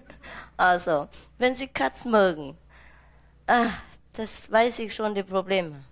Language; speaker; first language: German; non-native, fluent; Vietnamese